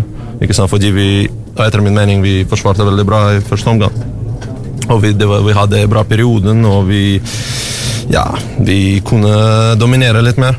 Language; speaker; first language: Norwegian; non-native, learner; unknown